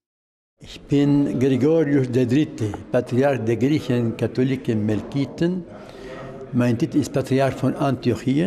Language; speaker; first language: German; non-native, fluent; Arabic